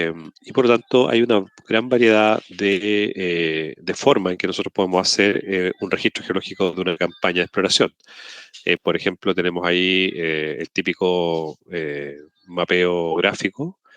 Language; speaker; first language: Spanish; native; Spanish